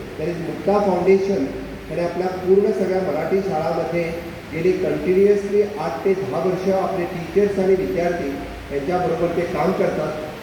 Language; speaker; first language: Marathi; non-native, local second language; Konkani